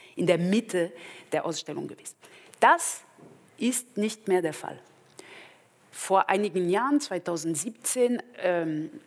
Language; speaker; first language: German; non-native, fluent; French